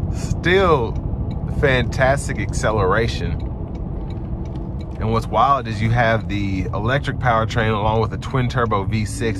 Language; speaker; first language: English; native; English